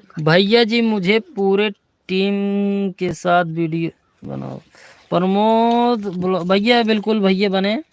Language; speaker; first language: Hindi; native; Hindi